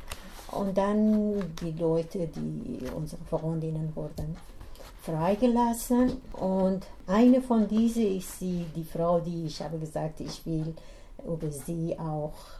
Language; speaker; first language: German; non-native, learner; Persian